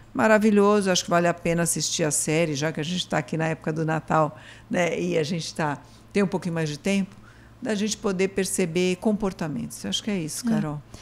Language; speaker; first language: Portuguese; native; Portuguese